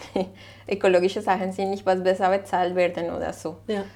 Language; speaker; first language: German; non-native, fluent; Spanish